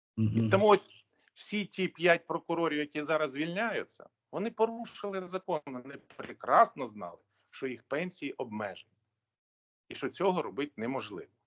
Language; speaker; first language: Ukrainian; native; Ukrainian